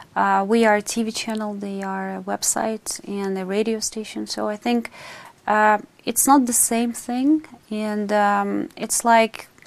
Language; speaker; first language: English; non-native, fluent; Russian